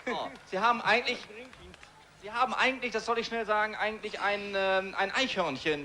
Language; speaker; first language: German; native; German